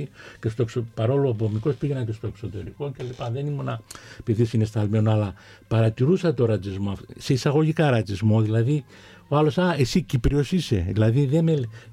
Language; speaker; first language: Greek; non-native, local second language; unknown